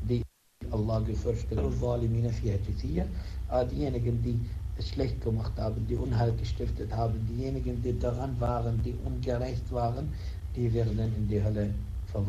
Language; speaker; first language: German; non-native, fluent; Arabic